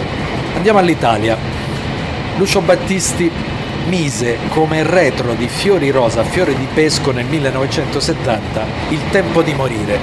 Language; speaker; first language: Italian; native; Italian